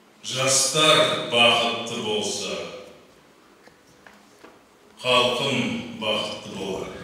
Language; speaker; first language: Kazakh; non-native, local second language; Russian